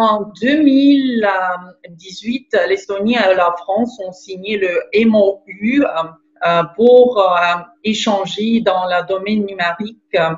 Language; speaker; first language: French; non-native, fluent; Estonian